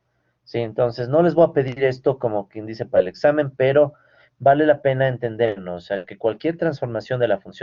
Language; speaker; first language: Spanish; native; Spanish